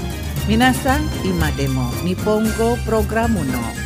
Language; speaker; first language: Japanese; non-native, fluent; Indonesian